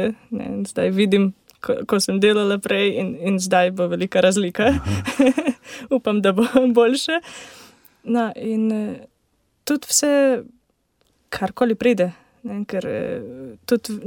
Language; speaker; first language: Slovenian; non-native, learner; Ukrainian